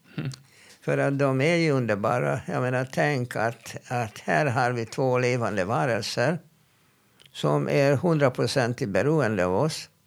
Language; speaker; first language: Swedish; non-native, fluent; Hebrew